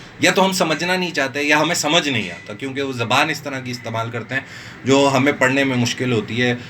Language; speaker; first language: Urdu; non-native, local second language; Northern Hindko